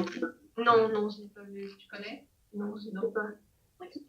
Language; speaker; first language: French; non-native, learner; English